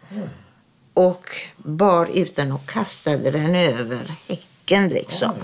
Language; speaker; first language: Swedish; early bilingual, other home language; German